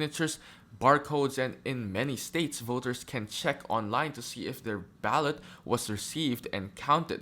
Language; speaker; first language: English; native; English